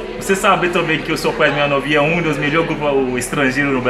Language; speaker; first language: Portuguese; non-native, fluent; Haitian Creole